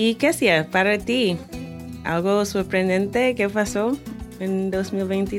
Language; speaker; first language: Spanish; non-native, fluent; English